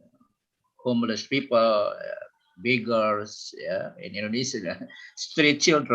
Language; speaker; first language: English; non-native, fluent; Indonesian